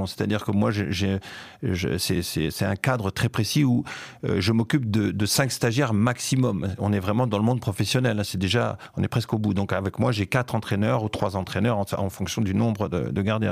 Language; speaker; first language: French; native; French